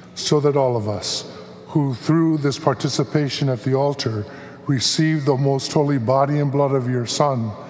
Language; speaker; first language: English; native; English